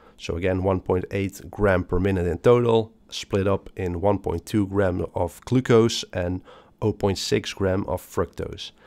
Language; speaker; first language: English; non-native, fluent; Dutch